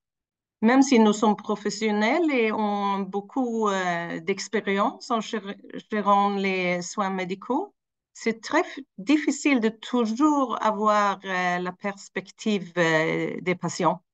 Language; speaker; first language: French; non-native, fluent; Swedish